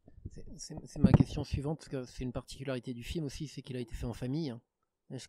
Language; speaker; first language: French; native; French